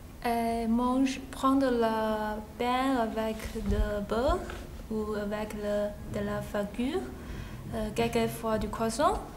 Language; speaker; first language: French; non-native, learner; Chinese